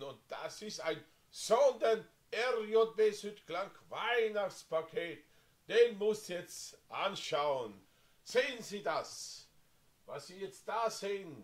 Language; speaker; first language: German; non-native, fluent; Slovenian